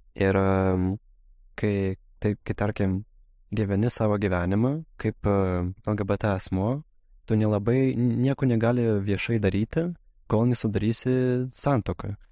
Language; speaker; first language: Lithuanian; non-native, fluent; Russian